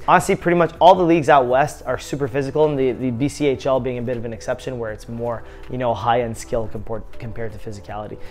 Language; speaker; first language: English; native; English